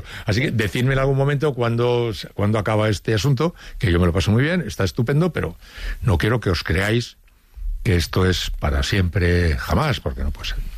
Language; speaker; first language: Spanish; native; Spanish